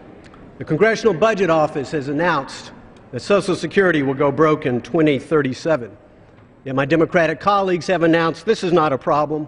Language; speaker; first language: English; native; English